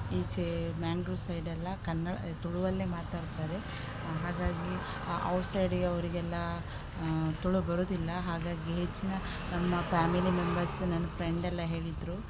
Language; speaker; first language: Kannada; non-native, local second language; Tulu